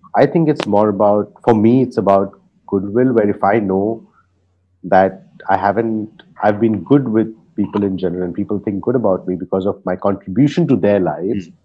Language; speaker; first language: English; non-native, local second language; Hindi